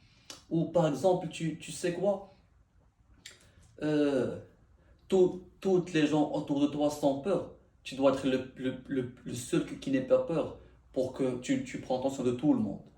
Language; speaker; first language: French; non-native, learner; Arabic